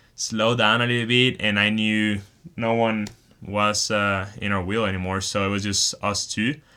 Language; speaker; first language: English; non-native, fluent; Spanish